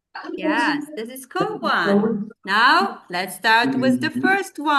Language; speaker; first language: English; non-native, fluent; Kazakh